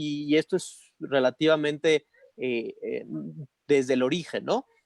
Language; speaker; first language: Spanish; native; Spanish